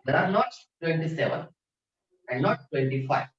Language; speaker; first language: English; non-native, local second language; Marathi